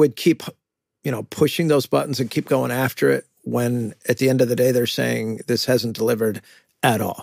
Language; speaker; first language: English; native; English